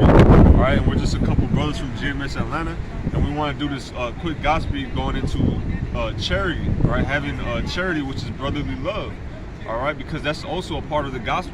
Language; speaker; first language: English; native; English